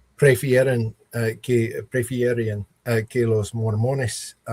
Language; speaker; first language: Spanish; non-native, learner; English